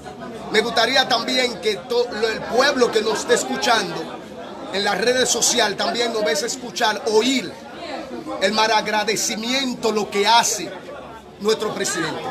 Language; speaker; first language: Spanish; non-native, learner; Haitian Creole